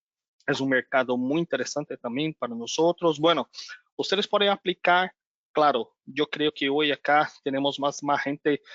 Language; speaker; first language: Spanish; non-native, learner; Portuguese